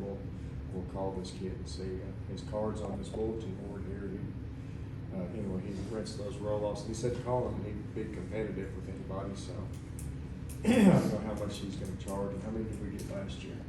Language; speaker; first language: English; native; English